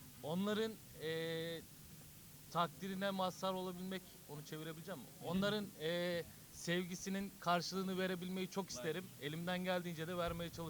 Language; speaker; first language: Turkish; native; Turkish